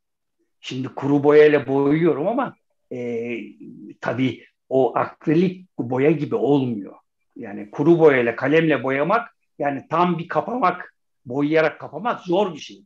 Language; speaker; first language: Turkish; native; Turkish